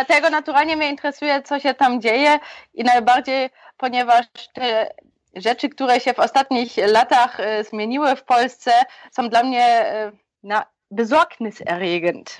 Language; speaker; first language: Polish; early bilingual, other home language; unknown